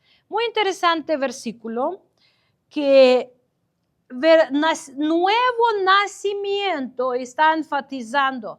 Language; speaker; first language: Spanish; non-native, fluent; Ukrainian